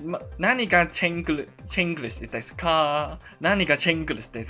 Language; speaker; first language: Japanese; non-native, learner; Cantonese